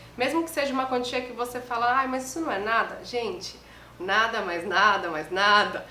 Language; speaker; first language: Portuguese; native; Portuguese